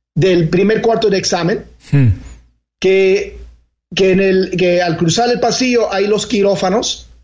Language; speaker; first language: Spanish; early bilingual, heritage; Spanish